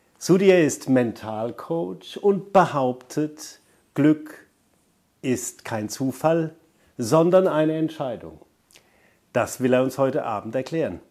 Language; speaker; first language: German; native; German